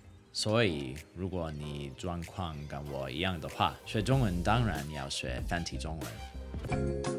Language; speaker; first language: Chinese; non-native, fluent; English